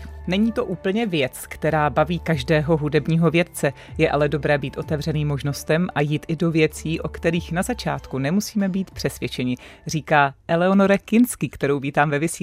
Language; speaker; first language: Czech; native; Czech